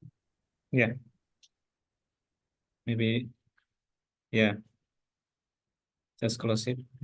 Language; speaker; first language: English; non-native, fluent; Indonesian